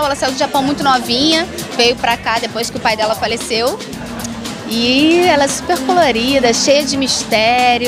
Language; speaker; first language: Portuguese; native; Portuguese